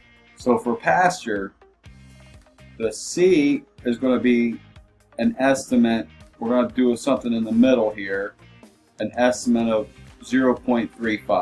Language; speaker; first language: English; native; English